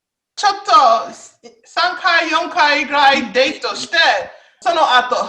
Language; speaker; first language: Japanese; non-native, learner; English